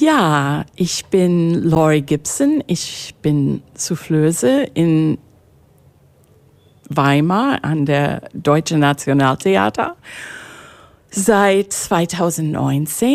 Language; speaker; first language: German; non-native, fluent; English